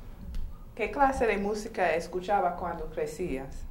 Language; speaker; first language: Spanish; non-native, fluent; English